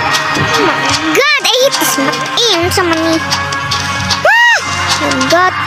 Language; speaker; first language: English; non-native, local second language; Cebuano